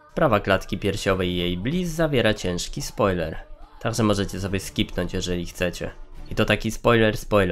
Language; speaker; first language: Polish; native; Polish